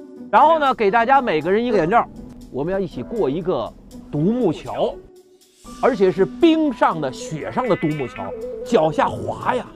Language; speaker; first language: Chinese; native; Chinese